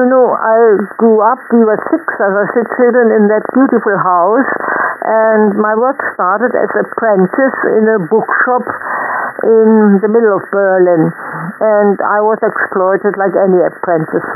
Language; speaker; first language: English; non-native, fluent; German